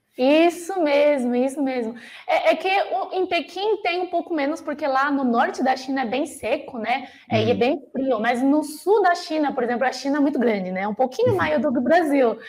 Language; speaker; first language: Portuguese; non-native, fluent; Chinese